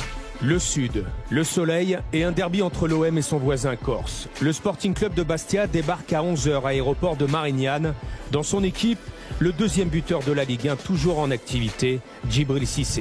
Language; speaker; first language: French; native; French